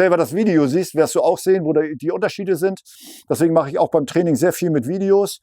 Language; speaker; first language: German; native; German